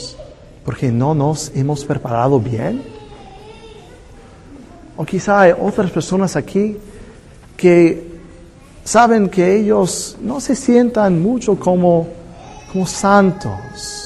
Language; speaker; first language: Spanish; non-native, fluent; English